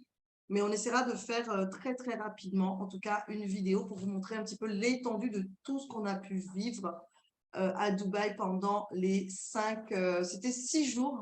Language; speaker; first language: French; native; French